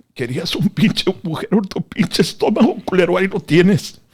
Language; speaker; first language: Spanish; early bilingual, other home language; English